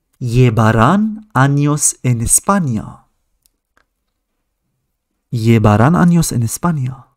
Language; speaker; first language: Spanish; non-native, fluent; Arabic